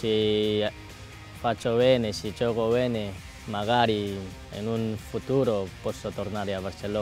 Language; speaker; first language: Italian; non-native, learner; Korean